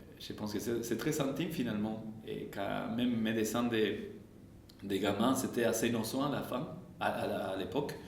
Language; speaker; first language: French; non-native, fluent; Spanish